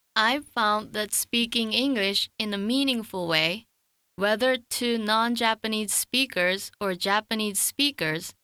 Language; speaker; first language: English; non-native, fluent; Japanese